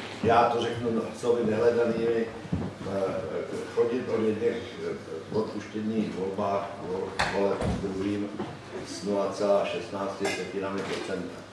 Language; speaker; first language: Czech; native; Czech